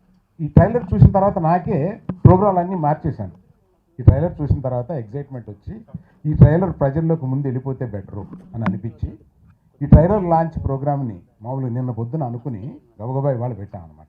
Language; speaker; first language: Telugu; native; Telugu